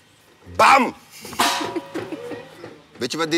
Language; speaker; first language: Dutch; native; Dutch